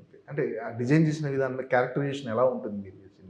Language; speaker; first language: Telugu; native; Telugu